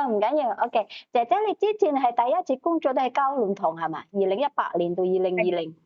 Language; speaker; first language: Cantonese; native; Cantonese